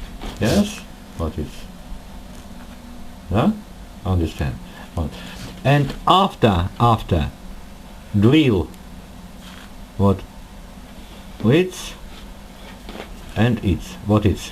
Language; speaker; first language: English; non-native, learner; Russian